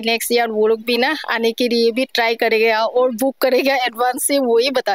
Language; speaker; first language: Hindi; non-native, local second language; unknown